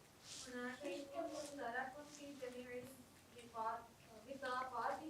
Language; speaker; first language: Arabic; non-native, learner; Urdu